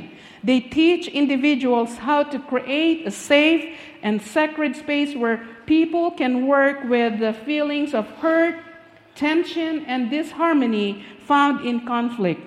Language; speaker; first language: English; non-native, local second language; Filipino